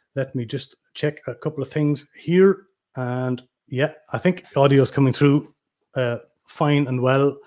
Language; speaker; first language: English; native; English